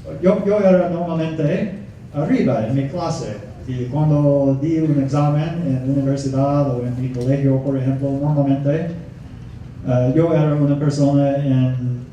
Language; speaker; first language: Spanish; non-native, fluent; English